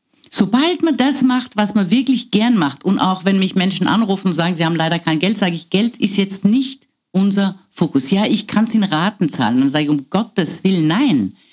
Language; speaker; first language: German; non-native, fluent; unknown